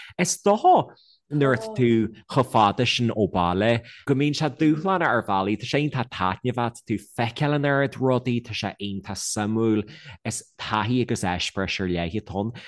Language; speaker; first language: Irish; native; Irish